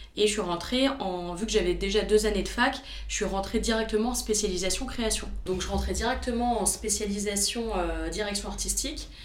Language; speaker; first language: French; early bilingual, other home language; Romanian